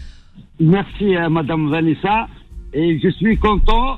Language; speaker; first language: French; non-native, learner; Arabic